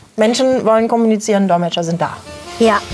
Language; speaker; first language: German; native; German